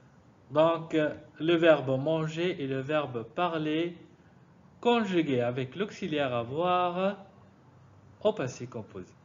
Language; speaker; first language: French; non-native, fluent; Arabic